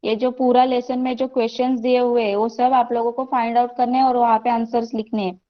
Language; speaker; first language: Hindi; non-native, local second language; Marathi